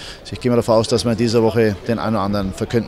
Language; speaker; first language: German; native; German